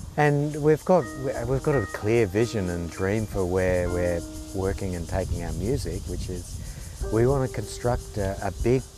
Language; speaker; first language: English; native; English